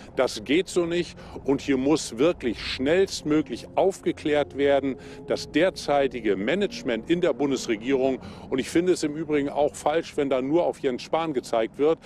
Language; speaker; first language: German; native; German